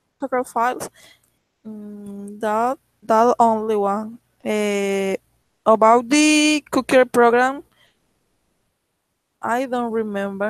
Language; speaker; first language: English; non-native, learner; Spanish